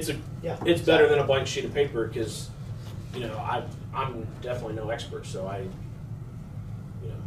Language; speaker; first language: English; native; English